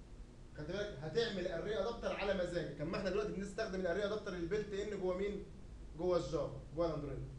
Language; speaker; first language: Arabic; native; Arabic